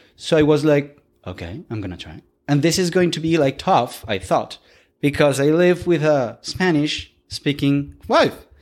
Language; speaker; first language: English; non-native, fluent; Spanish